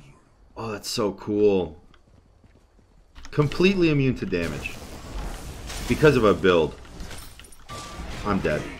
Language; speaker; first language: English; native; English